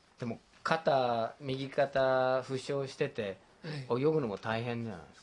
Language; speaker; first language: Japanese; non-native, fluent; English